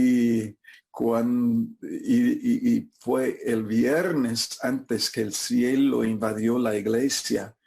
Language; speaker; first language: Spanish; non-native, fluent; English